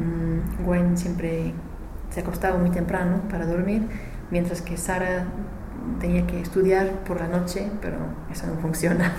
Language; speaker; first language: Spanish; non-native, learner; English